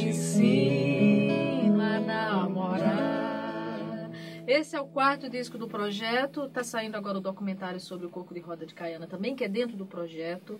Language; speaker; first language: Portuguese; native; Portuguese